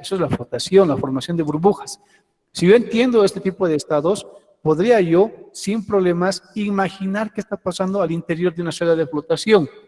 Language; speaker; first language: Spanish; native; Spanish